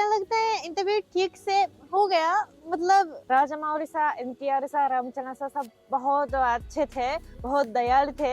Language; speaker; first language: Hindi; non-native, fluent; Japanese